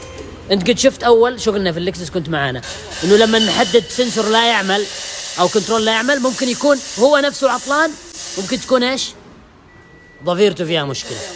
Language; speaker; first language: Arabic; native; Arabic